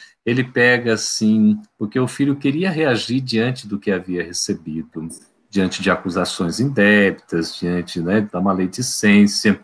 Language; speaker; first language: Portuguese; native; Portuguese